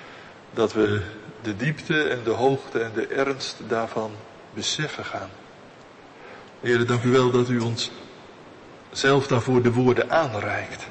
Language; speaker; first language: Dutch; native; Dutch